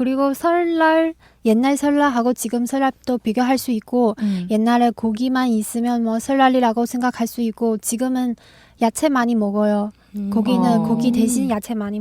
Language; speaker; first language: Korean; non-native, fluent; Chinese